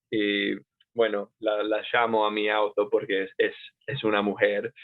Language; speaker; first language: Spanish; non-native, fluent; English